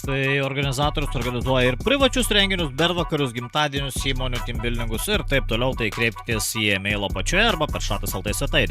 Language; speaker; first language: Lithuanian; native; Lithuanian